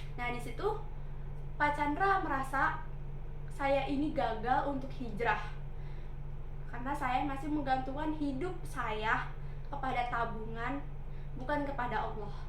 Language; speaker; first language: Indonesian; native; Indonesian